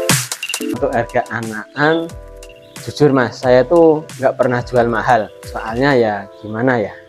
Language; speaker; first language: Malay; non-native, local second language; Javanese